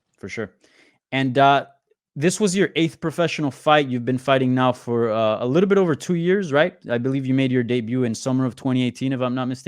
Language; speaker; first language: English; native; English